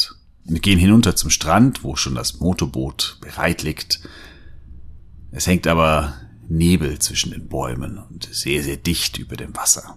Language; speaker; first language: German; native; German